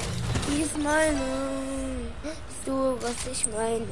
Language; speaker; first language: German; early bilingual, other home language; Turkish